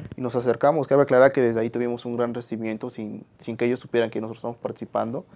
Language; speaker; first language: Spanish; native; Spanish